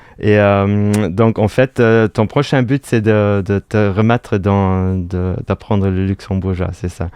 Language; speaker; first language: French; non-native, local second language; Luxembourgish